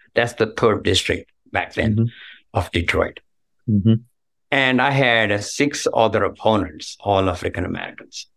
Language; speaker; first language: English; non-native, local second language; Marathi